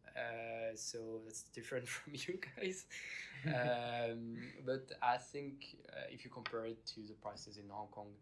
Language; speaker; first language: English; non-native, fluent; French